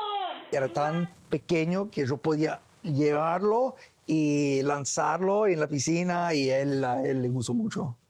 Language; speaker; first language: Spanish; non-native, learner; English